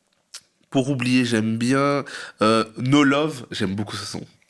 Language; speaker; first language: French; native; French